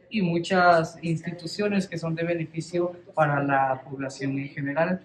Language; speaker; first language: Spanish; native; Spanish